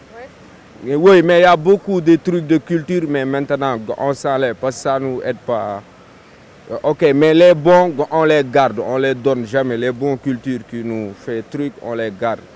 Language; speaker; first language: French; non-native, local second language; Wolof